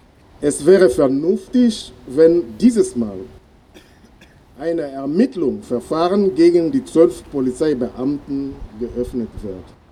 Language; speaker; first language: German; non-native, fluent; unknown